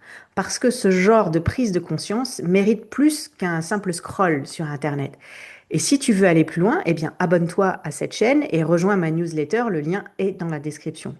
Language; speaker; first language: French; native; French